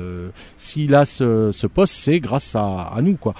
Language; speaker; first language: French; early bilingual, other home language; Arabic